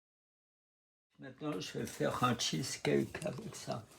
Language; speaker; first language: French; non-native, fluent; Russian